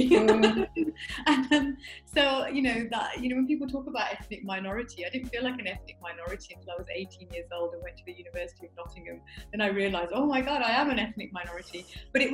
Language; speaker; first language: English; native; English